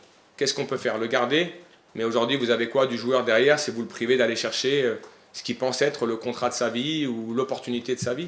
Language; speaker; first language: French; native; French